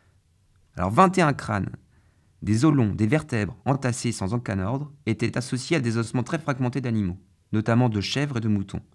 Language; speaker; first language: French; native; French